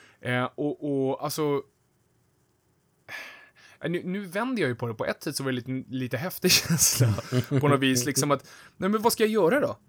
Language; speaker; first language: Swedish; native; Swedish